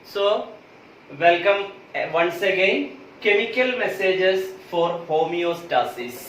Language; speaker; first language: English; non-native, local second language; Malayalam